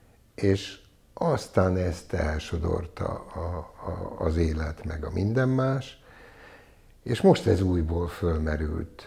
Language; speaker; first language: Hungarian; native; Hungarian